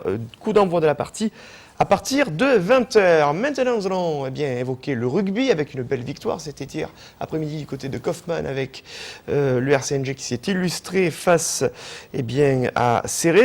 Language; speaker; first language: French; native; French